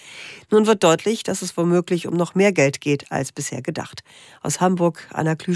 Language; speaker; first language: German; native; German